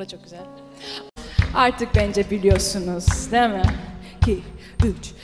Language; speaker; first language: Turkish; early bilingual, heritage; Dutch